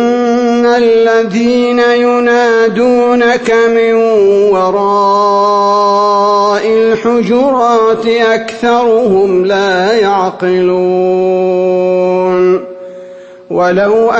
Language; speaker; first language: Arabic; native; Arabic